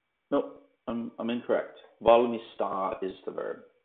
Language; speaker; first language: English; native; English